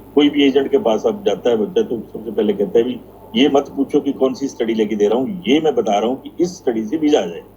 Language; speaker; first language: Hindi; non-native, local second language; Punjabi